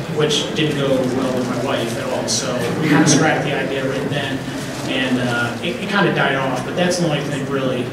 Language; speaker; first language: English; native; English